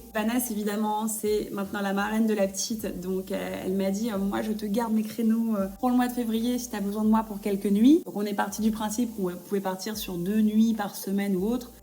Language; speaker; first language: French; native; French